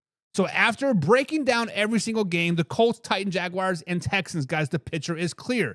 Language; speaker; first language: English; native; English